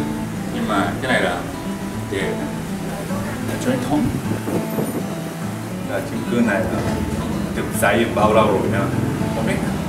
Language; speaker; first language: Vietnamese; non-native, learner; Japanese